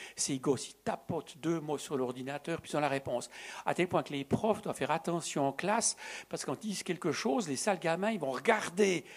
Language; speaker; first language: French; native; French